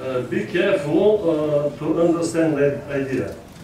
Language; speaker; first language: English; non-native, fluent; Bulgarian